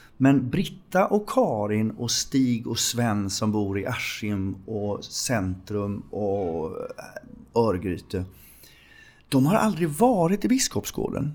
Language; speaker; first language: Swedish; native; Swedish